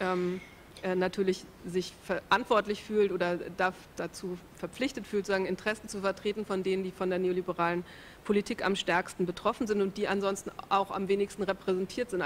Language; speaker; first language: German; native; German